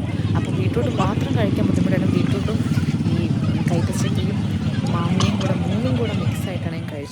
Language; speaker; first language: Malayalam; native; Malayalam